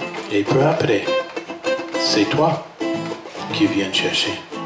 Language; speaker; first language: French; non-native, fluent; English